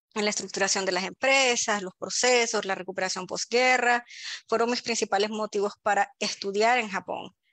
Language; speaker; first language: Spanish; native; Spanish